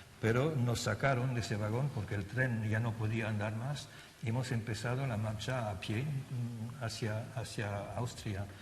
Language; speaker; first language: Spanish; non-native, fluent; German